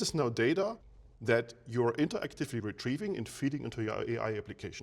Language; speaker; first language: English; non-native, fluent; German